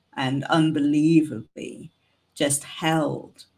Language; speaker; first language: English; native; English